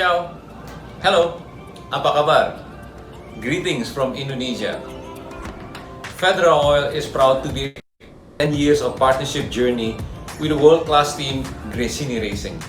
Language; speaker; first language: English; non-native, fluent; Indonesian